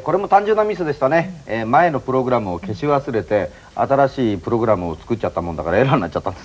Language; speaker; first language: Japanese; native; Japanese